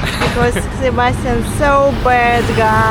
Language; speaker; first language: English; non-native, learner; Russian